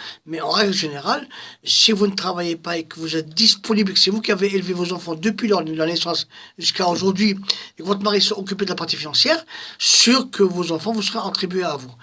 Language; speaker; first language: French; non-native, local second language; Arabic